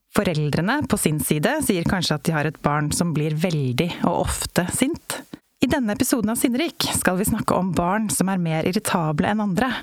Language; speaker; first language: Norwegian; native; Norwegian